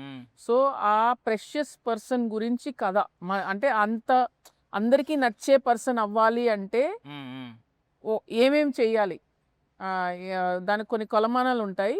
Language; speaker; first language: Telugu; native; Telugu